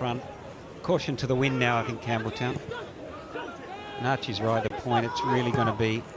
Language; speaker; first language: English; native; English